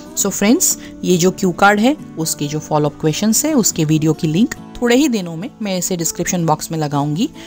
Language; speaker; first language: Hindi; non-native, local second language; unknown